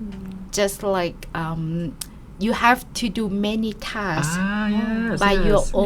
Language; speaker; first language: English; non-native, learner; Thai